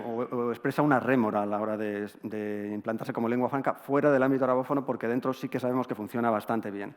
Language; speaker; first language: Spanish; native; Spanish